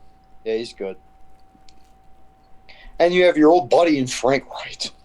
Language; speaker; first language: English; native; English